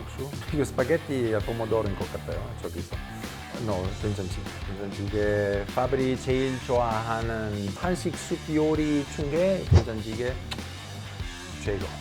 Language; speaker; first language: Korean; non-native, learner; Italian